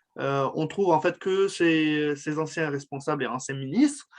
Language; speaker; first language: French; non-native, local second language; Arabic